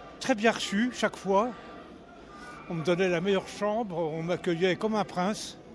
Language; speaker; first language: French; native; French